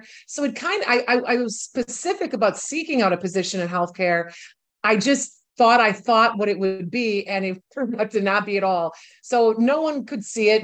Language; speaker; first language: English; native; English